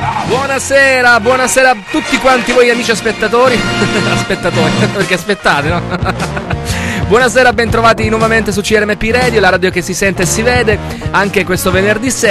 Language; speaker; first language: Italian; native; Italian